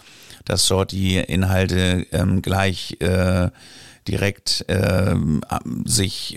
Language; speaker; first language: German; native; German